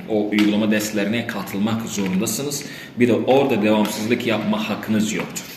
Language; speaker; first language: Turkish; non-native, fluent; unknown